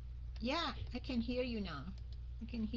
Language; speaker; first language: English; non-native, fluent; Vietnamese